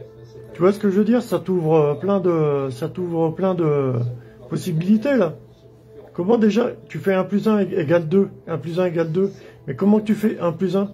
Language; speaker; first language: French; native; French